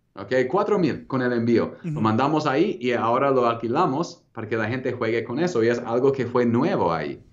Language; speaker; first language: Spanish; non-native, fluent; English